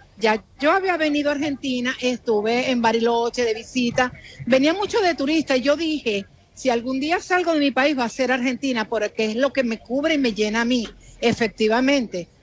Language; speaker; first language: Spanish; native; Spanish